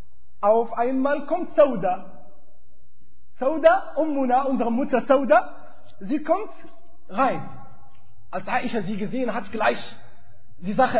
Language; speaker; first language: German; non-native, fluent; Arabic